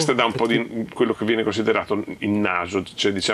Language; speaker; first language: Italian; native; Italian